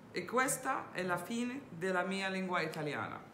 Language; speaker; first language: Italian; non-native, learner; Arabic